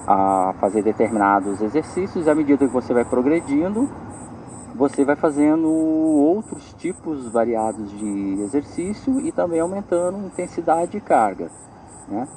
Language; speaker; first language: Portuguese; native; Portuguese